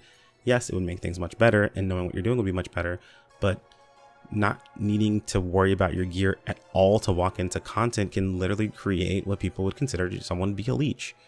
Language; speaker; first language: English; native; English